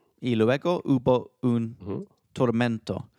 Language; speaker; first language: Spanish; non-native, learner; English